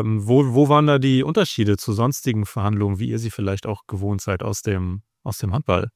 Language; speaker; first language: German; native; German